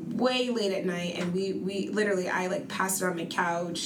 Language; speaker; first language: English; native; English